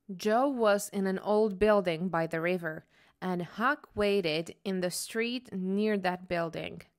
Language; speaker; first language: English; non-native, fluent; Slovak